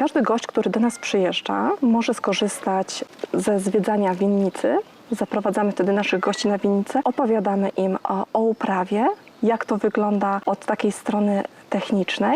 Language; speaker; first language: Polish; native; Polish